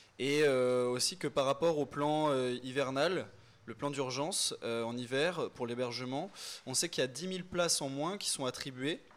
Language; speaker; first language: French; native; French